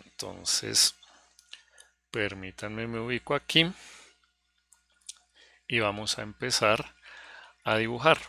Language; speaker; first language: Spanish; native; Spanish